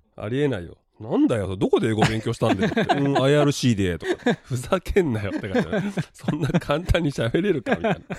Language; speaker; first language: Japanese; native; Japanese